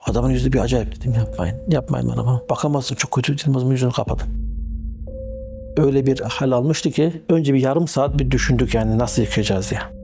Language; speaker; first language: Turkish; early bilingual, heritage; Turkish